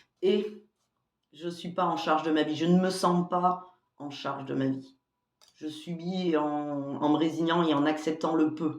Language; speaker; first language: French; native; French